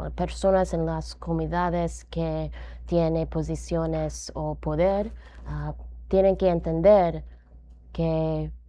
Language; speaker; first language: Spanish; non-native, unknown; English